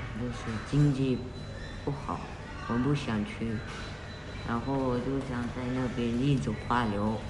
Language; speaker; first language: Chinese; non-native, local second language; Uyghur